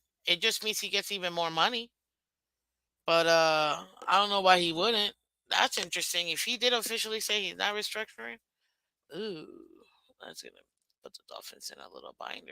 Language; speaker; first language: English; native; English